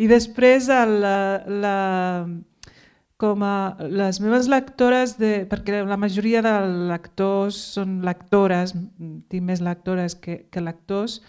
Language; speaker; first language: Catalan; early bilingual, other home language; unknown